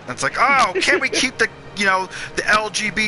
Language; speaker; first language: English; native; English